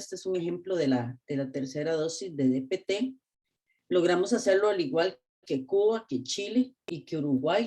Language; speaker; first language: Spanish; native; Spanish